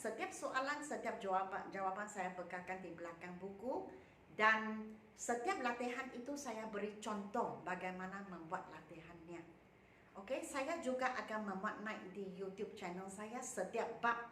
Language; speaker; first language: Indonesian; non-native, local second language; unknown